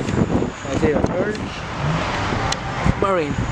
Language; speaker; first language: Spanish; native; Spanish